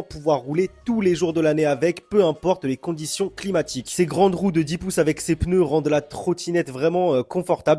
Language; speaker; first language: French; native; French